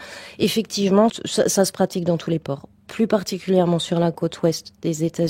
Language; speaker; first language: French; native; French